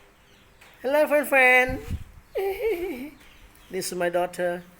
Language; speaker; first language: English; non-native, learner; Vietnamese